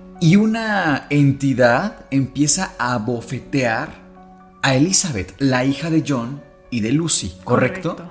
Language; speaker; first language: Spanish; native; Spanish